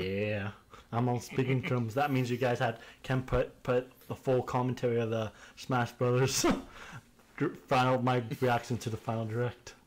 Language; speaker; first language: English; native; English